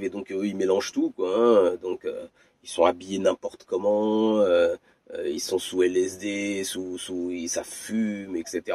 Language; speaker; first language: French; native; French